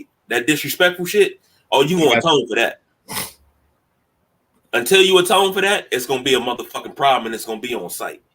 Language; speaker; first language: English; native; English